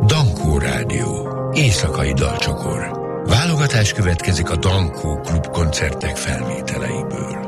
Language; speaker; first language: Hungarian; native; Hungarian